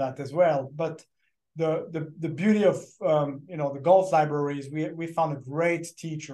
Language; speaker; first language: English; non-native, fluent; French